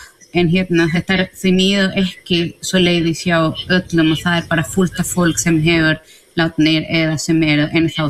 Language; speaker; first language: Icelandic; non-native, fluent; Spanish